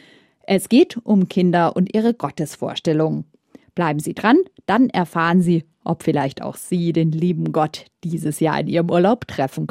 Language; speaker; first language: German; native; German